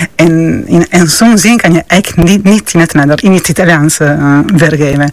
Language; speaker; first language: Dutch; non-native, fluent; Italian